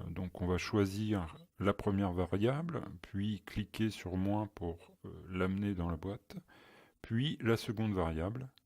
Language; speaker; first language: French; native; French